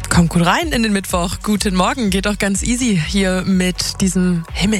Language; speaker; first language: German; native; German